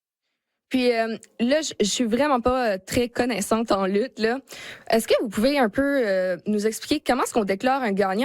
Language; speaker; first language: French; native; French